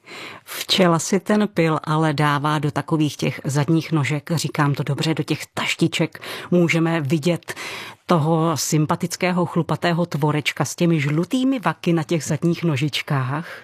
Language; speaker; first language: Czech; native; Czech